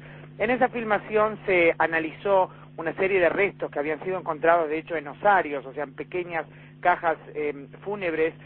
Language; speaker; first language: Spanish; native; Spanish